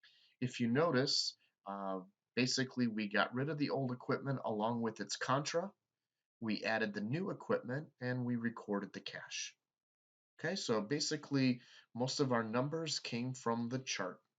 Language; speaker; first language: English; native; English